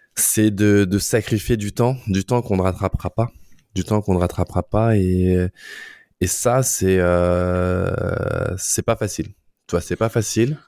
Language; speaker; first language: French; native; French